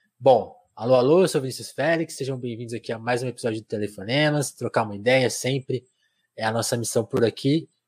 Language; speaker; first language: Portuguese; native; Portuguese